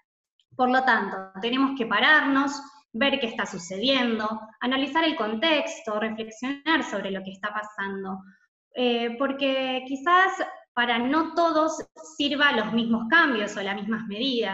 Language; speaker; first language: Spanish; native; Spanish